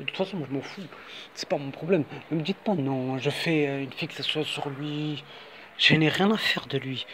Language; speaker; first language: French; native; French